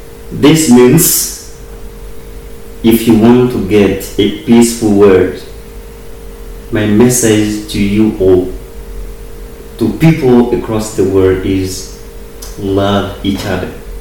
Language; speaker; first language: English; non-native, fluent; Bambara